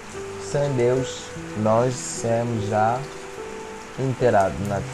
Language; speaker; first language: Portuguese; non-native, fluent; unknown